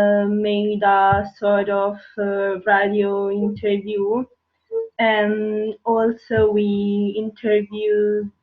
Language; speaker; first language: English; non-native, learner; Italian